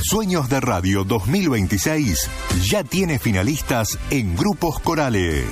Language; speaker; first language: Spanish; native; Spanish